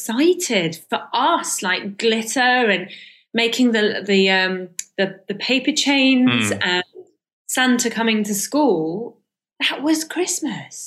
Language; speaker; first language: English; early bilingual, other home language; Persian